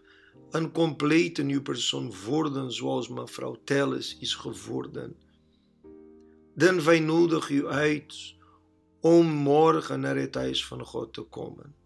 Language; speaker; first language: Dutch; non-native, learner; Portuguese